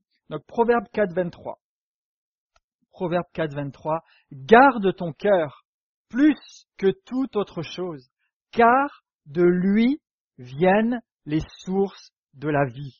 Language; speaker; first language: French; native; French